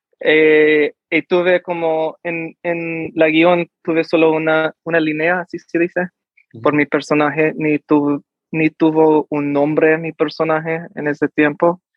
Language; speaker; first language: Spanish; early bilingual, heritage; English